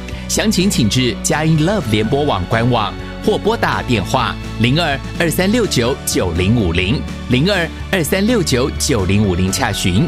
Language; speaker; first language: Chinese; native; Chinese